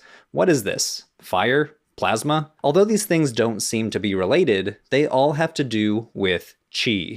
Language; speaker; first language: English; native; English